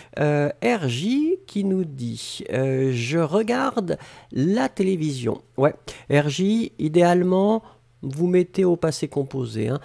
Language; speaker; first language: French; native; French